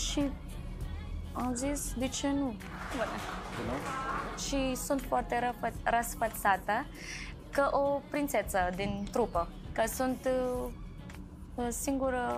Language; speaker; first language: Romanian; non-native, learner; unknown